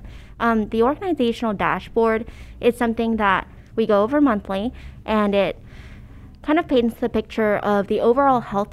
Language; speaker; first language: English; early bilingual, other home language; Cantonese